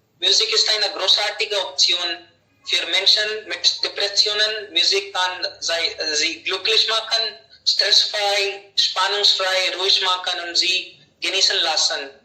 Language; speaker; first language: German; non-native, learner; Hindi